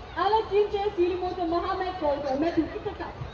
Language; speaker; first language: Dutch; non-native, learner; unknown